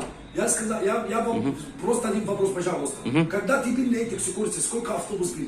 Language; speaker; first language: Russian; non-native, learner; Arabic